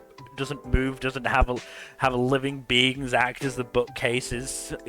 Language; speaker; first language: English; native; English